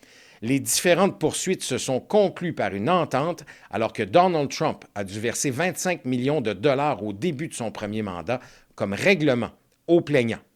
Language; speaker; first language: French; native; French